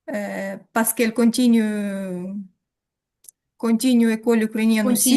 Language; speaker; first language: French; non-native, learner; Ukrainian